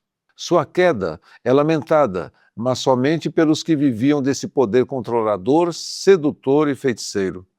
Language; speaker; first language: Portuguese; native; Portuguese